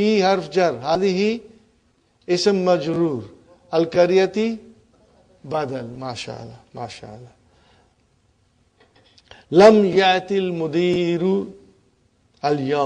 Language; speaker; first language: Arabic; non-native, fluent; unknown